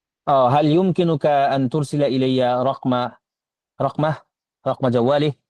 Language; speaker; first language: Arabic; non-native, fluent; Bangla